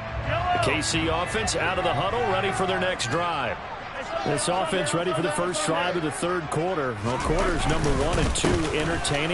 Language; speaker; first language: English; native; English